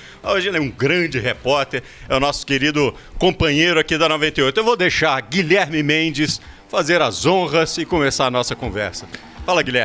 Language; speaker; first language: Portuguese; native; Portuguese